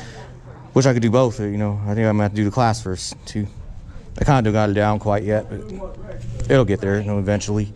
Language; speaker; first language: English; native; English